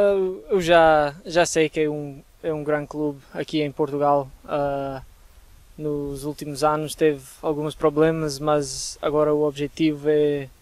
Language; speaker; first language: Portuguese; non-native, fluent; English